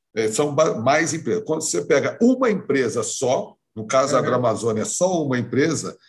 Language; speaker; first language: Portuguese; native; Portuguese